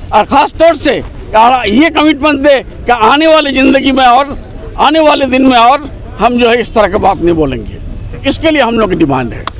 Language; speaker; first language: Hindi; non-native, local second language; Urdu